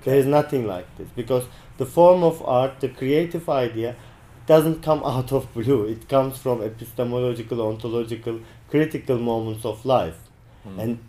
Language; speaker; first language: English; non-native, fluent; Turkish